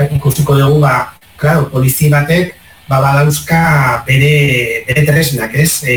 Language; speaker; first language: Basque; non-native, local second language; Spanish